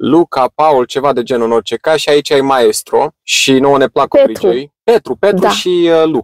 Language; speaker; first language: Romanian; native; Romanian